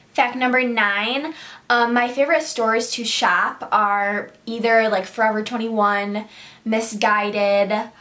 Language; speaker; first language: English; native; English